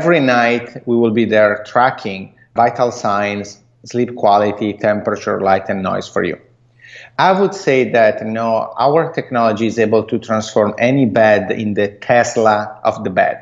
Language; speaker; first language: English; non-native, fluent; Italian